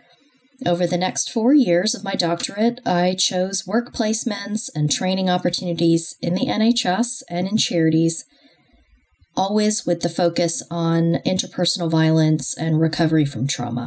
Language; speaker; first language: English; native; English